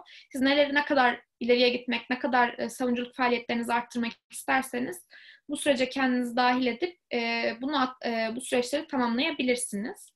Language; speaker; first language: Turkish; native; Turkish